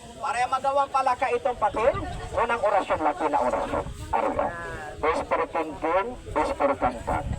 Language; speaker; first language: Filipino; non-native, local second language; Cebuano